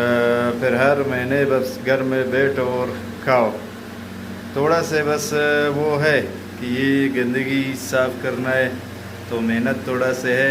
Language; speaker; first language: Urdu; non-native, local second language; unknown